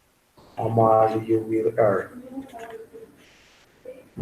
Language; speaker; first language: English; non-native, learner; Spanish